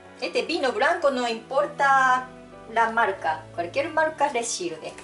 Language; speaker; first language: Spanish; non-native, fluent; Japanese